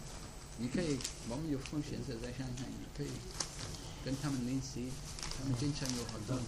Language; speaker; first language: Chinese; non-native, fluent; English